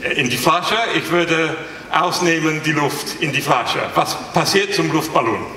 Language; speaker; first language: German; non-native, learner; English